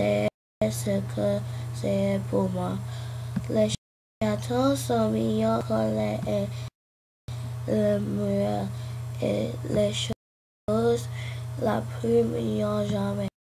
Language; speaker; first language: French; non-native, learner; English